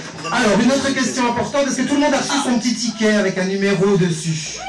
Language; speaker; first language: French; native; French